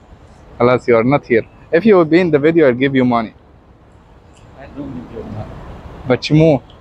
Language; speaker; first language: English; non-native, fluent; Arabic